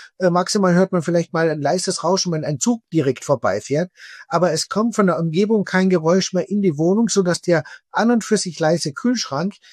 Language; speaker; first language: German; native; German